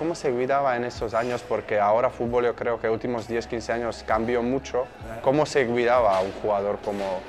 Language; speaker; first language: Spanish; non-native, fluent; Slovak